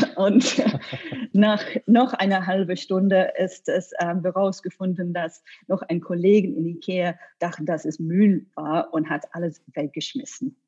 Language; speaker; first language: German; non-native, learner; English